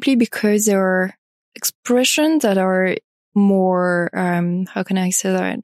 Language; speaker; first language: English; non-native, fluent; French